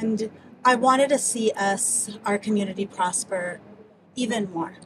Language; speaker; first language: English; early bilingual, other home language; Spanish